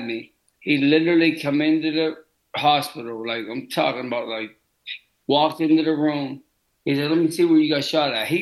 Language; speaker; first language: English; native; English